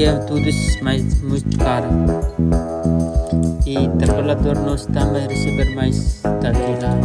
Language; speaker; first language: Portuguese; non-native, learner; Nepali